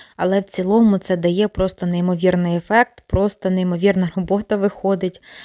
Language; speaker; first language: Ukrainian; non-native, local second language; Russian